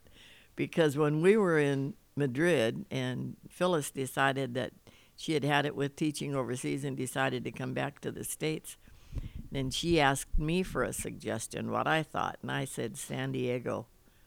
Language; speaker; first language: English; native; English